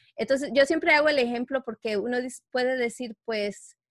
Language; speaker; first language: Spanish; early bilingual, heritage; Spanish